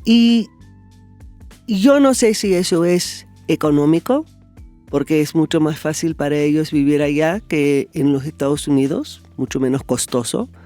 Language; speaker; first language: Spanish; non-native, fluent; English